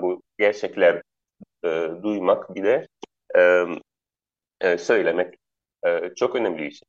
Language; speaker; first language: Turkish; non-native, learner; Arabic